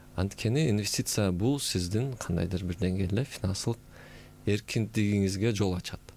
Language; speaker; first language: Kyrgyz; native; Kyrgyz